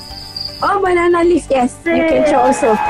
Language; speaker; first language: English; non-native, local second language; Malay